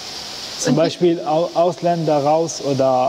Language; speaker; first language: German; non-native, learner; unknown